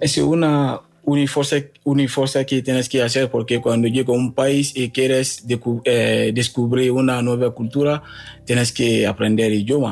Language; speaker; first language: Spanish; non-native, learner; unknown